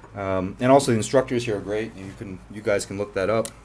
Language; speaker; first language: English; native; English